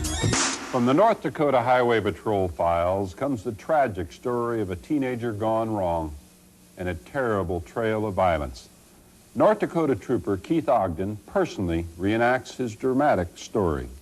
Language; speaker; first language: English; native; English